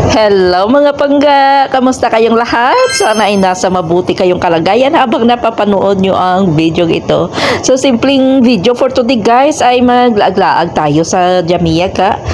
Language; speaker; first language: Filipino; non-native, local second language; Hiligaynon